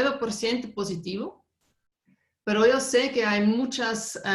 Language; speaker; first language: Spanish; non-native, fluent; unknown